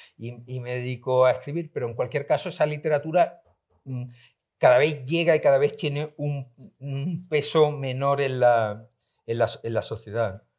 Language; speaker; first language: Spanish; native; Spanish